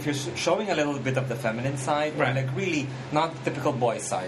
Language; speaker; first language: English; non-native, local second language; Filipino